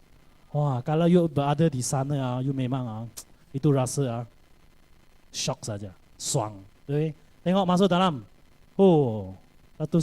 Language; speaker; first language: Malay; non-native, local second language; Chinese